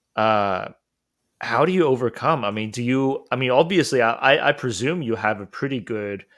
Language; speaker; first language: English; non-native, local second language; Cantonese